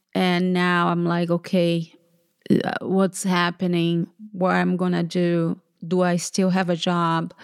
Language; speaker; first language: English; early bilingual, other home language; Portuguese